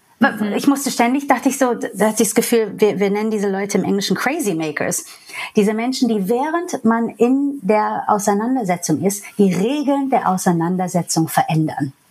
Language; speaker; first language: German; non-native, fluent; English